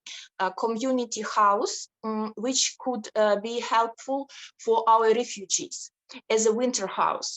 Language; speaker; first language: English; non-native, fluent; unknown